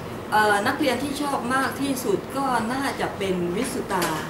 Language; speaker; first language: Thai; native; Thai